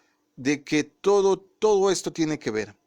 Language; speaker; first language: Spanish; native; Spanish